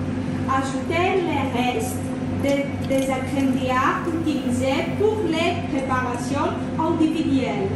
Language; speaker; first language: French; non-native, learner; Greek